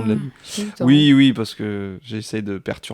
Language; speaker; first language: French; native; French